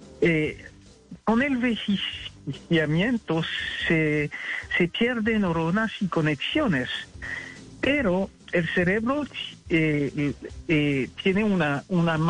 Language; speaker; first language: Spanish; non-native, fluent; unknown